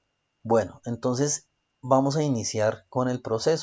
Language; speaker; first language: Spanish; native; Spanish